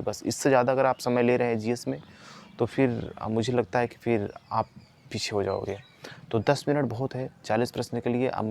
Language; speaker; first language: Hindi; native; Hindi